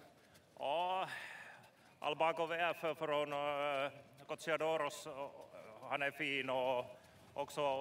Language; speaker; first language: Swedish; non-native, learner; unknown